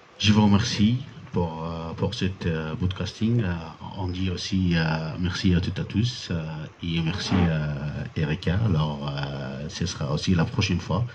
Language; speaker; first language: French; non-native, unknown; Arabic